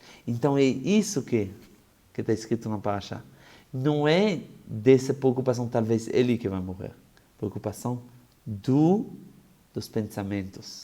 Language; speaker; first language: Portuguese; non-native, fluent; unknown